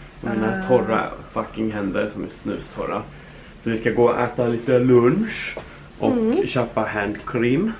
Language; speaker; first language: Swedish; native; Swedish